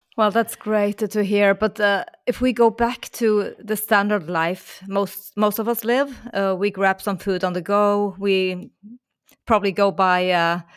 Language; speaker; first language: English; non-native, fluent; Norwegian